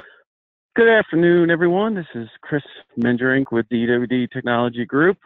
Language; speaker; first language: English; native; English